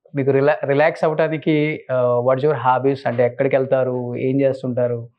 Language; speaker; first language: Telugu; native; Telugu